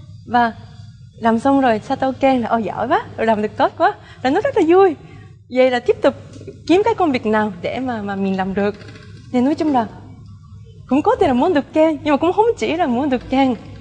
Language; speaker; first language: Vietnamese; non-native, fluent; Japanese